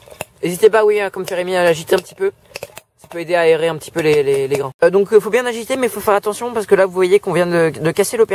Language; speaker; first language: French; native; French